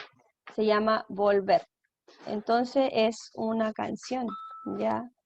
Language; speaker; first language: Spanish; native; Spanish